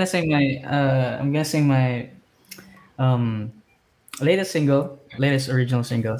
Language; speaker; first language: English; non-native, local second language; Cebuano